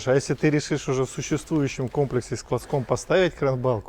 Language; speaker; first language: Russian; native; Russian